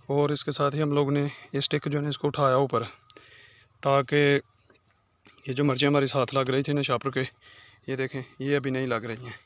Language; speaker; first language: Urdu; non-native, local second language; Punjabi